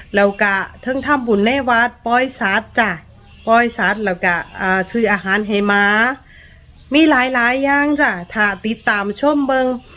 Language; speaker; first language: Thai; native; Thai